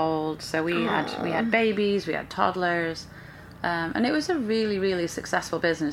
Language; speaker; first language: English; native; English